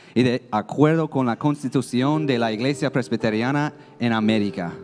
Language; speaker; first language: Spanish; non-native, fluent; English